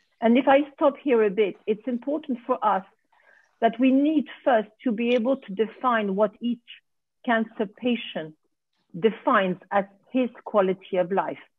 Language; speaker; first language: English; non-native, fluent; French